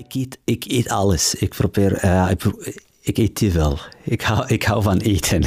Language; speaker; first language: Dutch; non-native, learner; Arabic